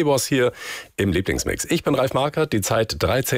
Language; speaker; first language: German; native; German